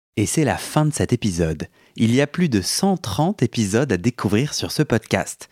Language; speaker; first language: French; native; French